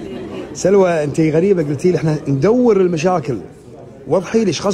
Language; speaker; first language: Arabic; native; Arabic